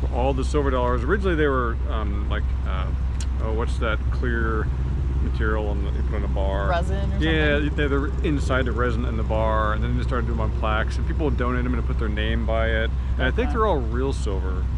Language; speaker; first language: English; native; English